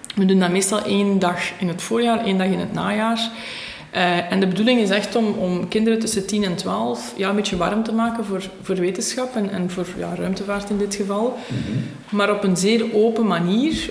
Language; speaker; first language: Dutch; native; Dutch